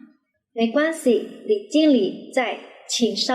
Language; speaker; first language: Chinese; non-native, fluent; Indonesian